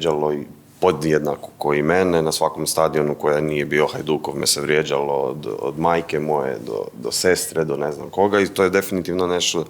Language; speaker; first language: Bosnian; native; Bosnian